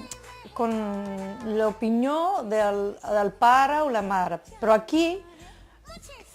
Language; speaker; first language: Catalan; non-native, fluent; Arabic